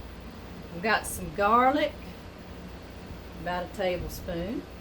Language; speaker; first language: English; native; English